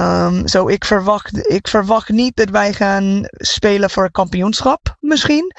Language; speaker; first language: Dutch; non-native, fluent; English